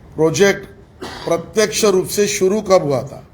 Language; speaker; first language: Hindi; non-native, local second language; Marathi